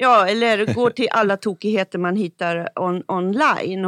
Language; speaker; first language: Swedish; native; Swedish